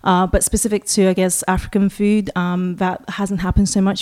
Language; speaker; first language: English; non-native, local second language; Russian